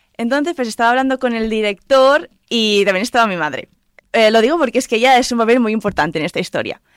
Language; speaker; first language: Spanish; non-native, local second language; Catalan